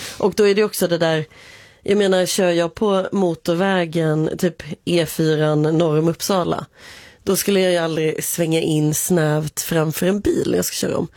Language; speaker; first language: Swedish; native; Swedish